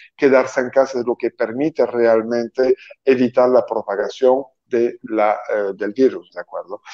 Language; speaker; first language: Spanish; non-native, fluent; French